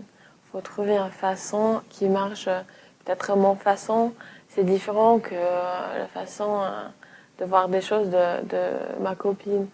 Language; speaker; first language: French; non-native, fluent; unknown